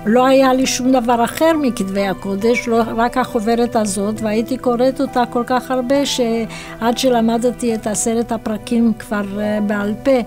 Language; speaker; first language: Hebrew; non-native, fluent; Romanian